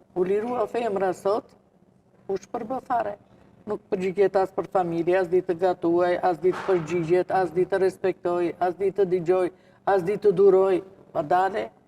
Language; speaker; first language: Albanian; non-native, local second language; Romany